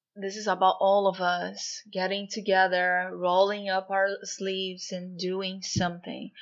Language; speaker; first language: English; non-native, fluent; Portuguese